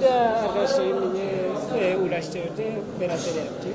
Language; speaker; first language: Turkish; non-native, learner; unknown